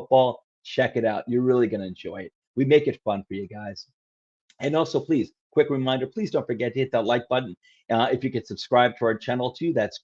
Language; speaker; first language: English; native; English